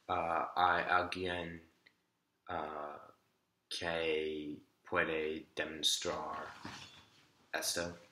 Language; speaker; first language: Spanish; non-native, learner; English